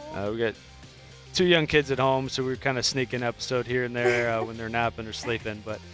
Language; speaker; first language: English; native; English